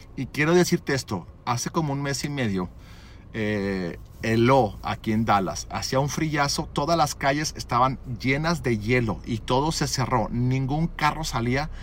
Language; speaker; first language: Spanish; early bilingual, other home language; English